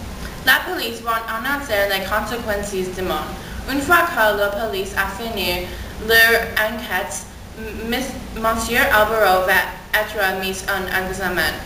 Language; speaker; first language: French; non-native, learner; English